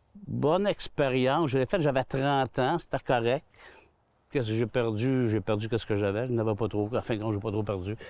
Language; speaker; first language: French; native; French